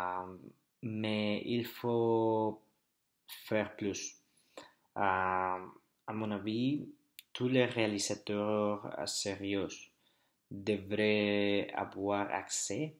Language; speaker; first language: French; non-native, learner; Spanish